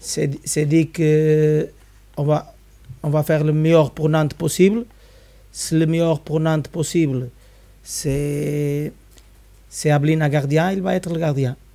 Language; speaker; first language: French; non-native, fluent; Spanish